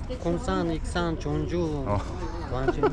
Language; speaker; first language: Korean; non-native, learner; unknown